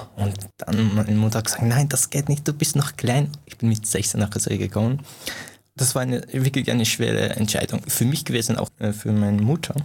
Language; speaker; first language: German; non-native, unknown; Persian